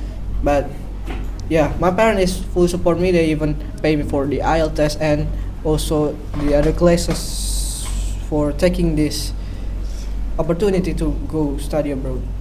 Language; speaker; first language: English; non-native, learner; Indonesian